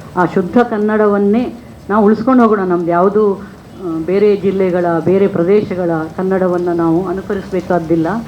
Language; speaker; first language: Kannada; native; Kannada